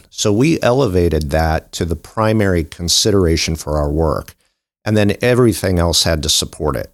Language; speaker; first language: English; native; English